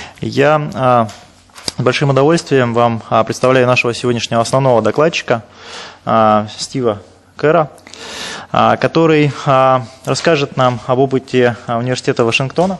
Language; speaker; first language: Russian; native; Russian